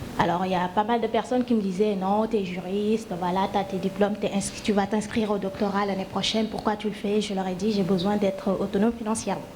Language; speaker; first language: French; non-native, local second language; Wolof